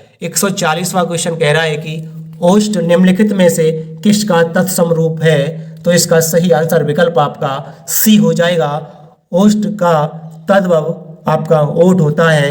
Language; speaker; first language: Hindi; native; Hindi